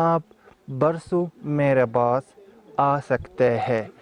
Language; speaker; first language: Hindi; non-native, learner; Arabic